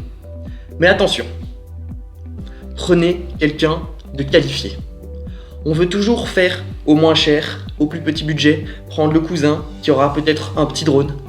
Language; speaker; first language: French; native; French